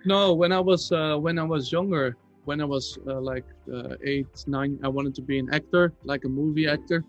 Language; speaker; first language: English; non-native, fluent; Dutch